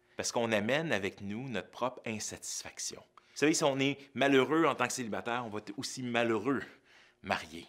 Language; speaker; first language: French; native; French